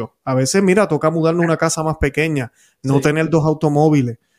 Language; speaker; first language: Spanish; native; Spanish